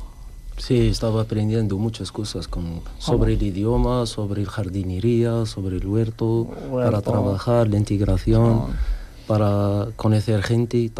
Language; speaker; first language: Spanish; non-native, learner; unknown